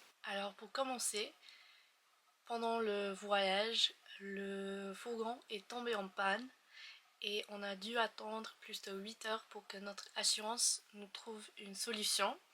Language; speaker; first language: French; non-native, fluent; English